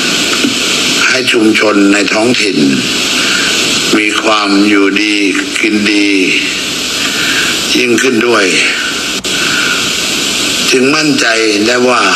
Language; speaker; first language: Thai; native; Thai